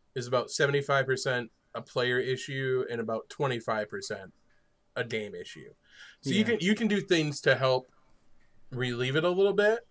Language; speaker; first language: English; native; English